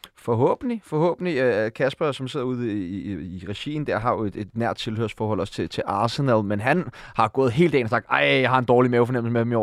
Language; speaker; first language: Danish; native; Danish